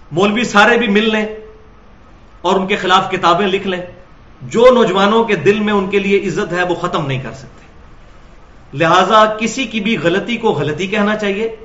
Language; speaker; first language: Urdu; non-native, local second language; Punjabi